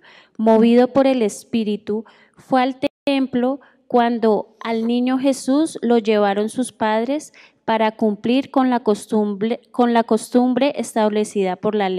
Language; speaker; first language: Spanish; native; Spanish